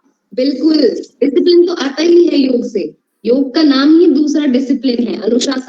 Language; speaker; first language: Hindi; native; Hindi